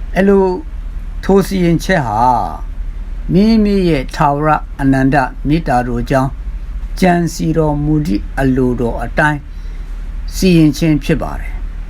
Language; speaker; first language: Burmese; non-native, local second language; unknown